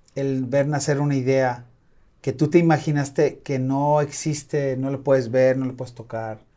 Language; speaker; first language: Spanish; native; Spanish